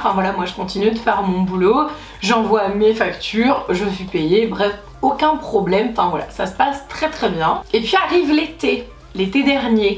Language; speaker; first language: French; native; French